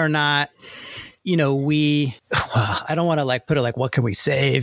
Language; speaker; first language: English; native; English